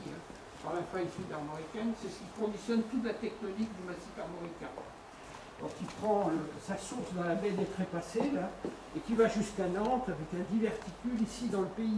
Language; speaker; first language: French; native; French